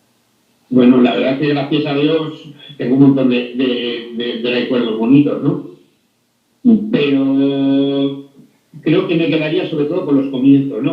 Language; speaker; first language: Spanish; native; Spanish